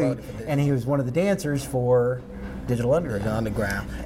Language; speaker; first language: English; native; English